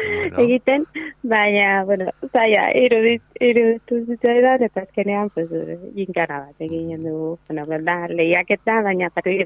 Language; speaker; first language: Basque; non-native, local second language; Spanish